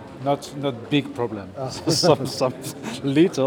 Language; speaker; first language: English; non-native, learner; French